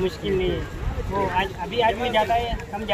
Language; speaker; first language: Hindi; non-native, learner; Oromo